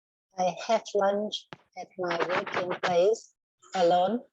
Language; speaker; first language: English; non-native, learner; Vietnamese